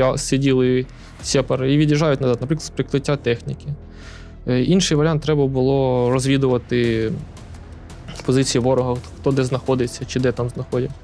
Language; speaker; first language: Ukrainian; native; Ukrainian